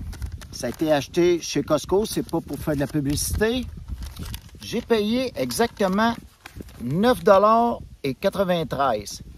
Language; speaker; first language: French; native; French